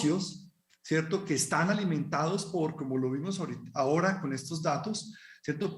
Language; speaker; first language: Spanish; native; Spanish